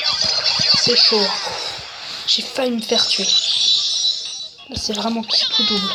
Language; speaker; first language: French; native; French